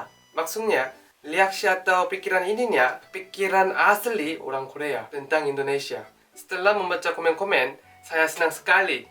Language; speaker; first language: Indonesian; non-native, learner; Korean